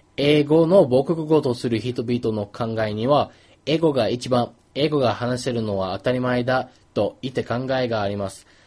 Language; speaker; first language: Japanese; non-native, fluent; English